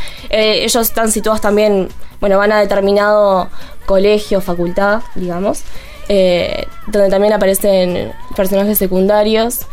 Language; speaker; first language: Spanish; native; Spanish